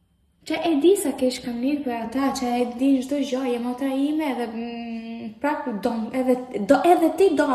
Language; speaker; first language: Albanian; early bilingual, heritage; Albanian